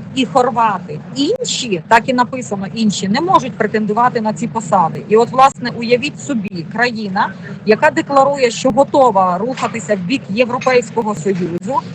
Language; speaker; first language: Ukrainian; native; Ukrainian